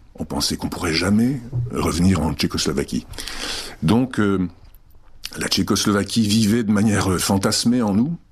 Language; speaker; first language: French; early bilingual, other home language; Czech